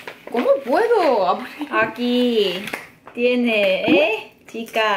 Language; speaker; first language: Spanish; non-native, learner; Korean